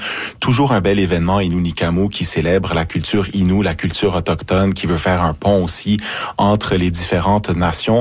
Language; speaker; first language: French; native; French